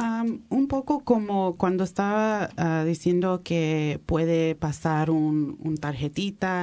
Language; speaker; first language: Spanish; early bilingual, heritage; Spanish